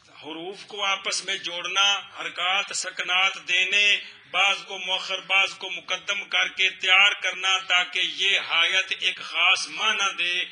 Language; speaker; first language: Urdu; non-native, local second language; Punjabi